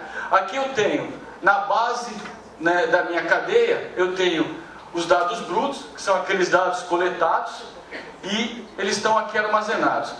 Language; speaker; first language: Portuguese; native; Portuguese